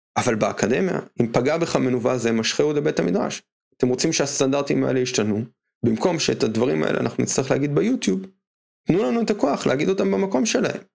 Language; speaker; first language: Hebrew; native; Hebrew